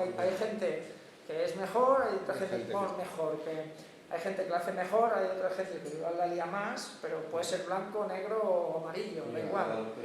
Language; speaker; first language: Spanish; native; Spanish